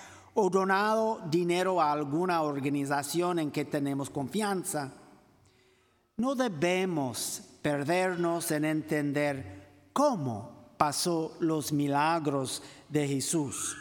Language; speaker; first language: Spanish; non-native, fluent; English